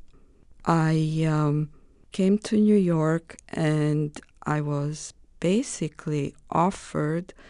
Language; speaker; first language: English; non-native, fluent; Romanian